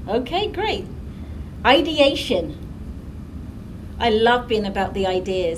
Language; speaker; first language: English; native; English